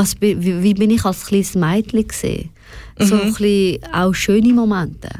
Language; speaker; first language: German; non-native, fluent; Persian